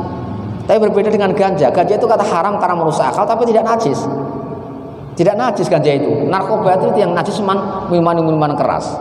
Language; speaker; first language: Indonesian; native; Indonesian